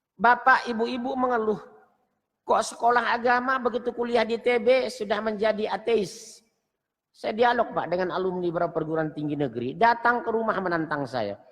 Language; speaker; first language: Indonesian; native; Indonesian